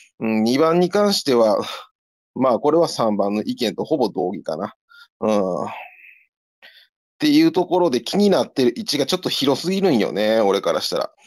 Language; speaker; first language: Japanese; native; Japanese